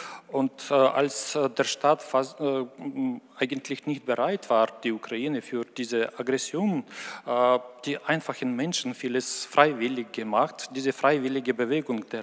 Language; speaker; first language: German; non-native, fluent; Ukrainian